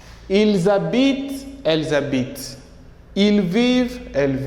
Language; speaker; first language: French; non-native, fluent; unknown